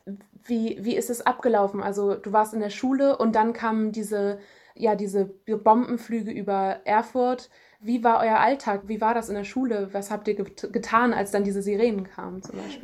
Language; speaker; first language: German; native; German